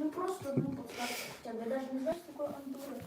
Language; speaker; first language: Russian; non-native, local second language; Chechen